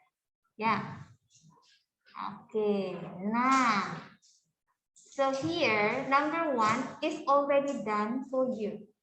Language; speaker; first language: English; non-native, fluent; Indonesian